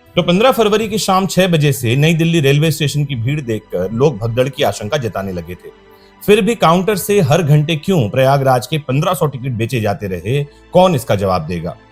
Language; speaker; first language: Hindi; native; Hindi